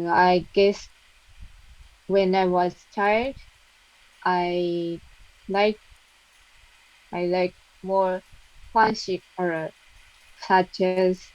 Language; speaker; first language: English; non-native, learner; Japanese